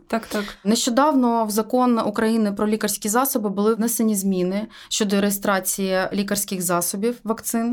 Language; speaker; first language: Ukrainian; native; Ukrainian